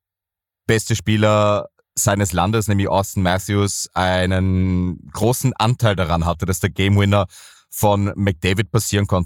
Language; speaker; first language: German; native; German